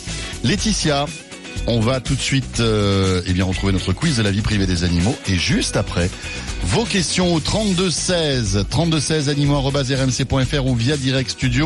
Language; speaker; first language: French; native; French